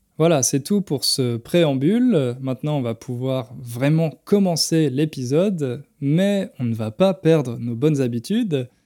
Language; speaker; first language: French; native; French